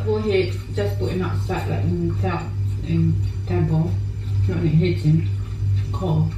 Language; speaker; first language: English; non-native, local second language; Indonesian